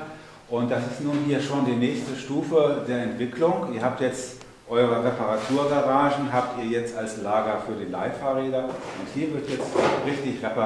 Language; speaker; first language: German; native; German